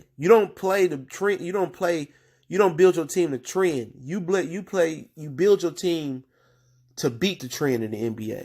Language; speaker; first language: English; native; English